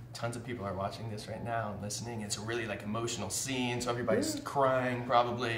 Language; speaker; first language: English; native; English